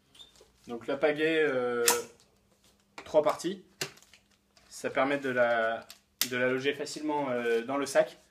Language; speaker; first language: French; native; French